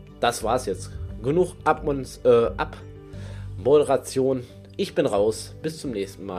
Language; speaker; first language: German; native; German